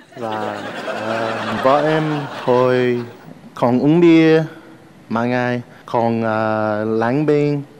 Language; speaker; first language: Vietnamese; non-native, learner; English